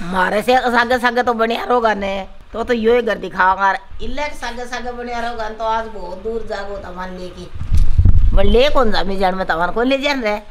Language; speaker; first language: Hindi; native; Hindi